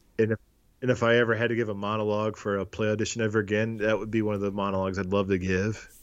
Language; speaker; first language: English; native; English